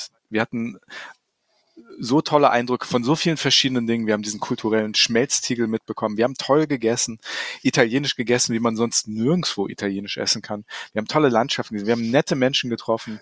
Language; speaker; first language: German; native; German